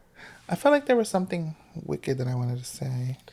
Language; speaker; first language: English; native; English